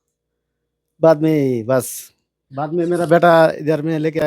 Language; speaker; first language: Hindi; non-native, learner; Bangla